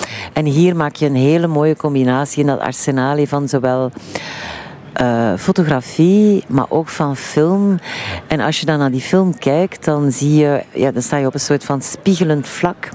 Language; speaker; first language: Dutch; native; Dutch